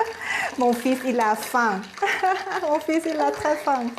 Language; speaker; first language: French; non-native, fluent; Thai